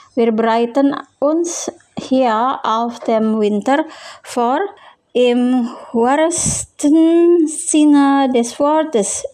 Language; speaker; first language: German; non-native, fluent; Indonesian